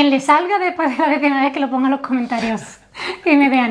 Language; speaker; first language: Spanish; native; Spanish